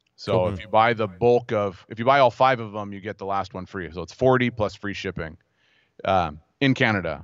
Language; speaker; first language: English; native; English